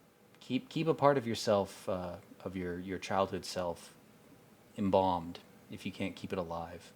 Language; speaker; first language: English; native; English